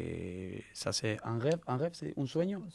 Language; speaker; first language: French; non-native, learner; Spanish